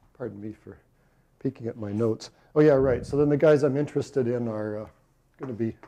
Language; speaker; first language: English; native; English